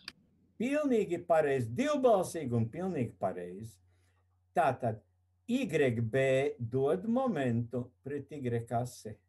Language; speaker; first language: Latvian; native; Latvian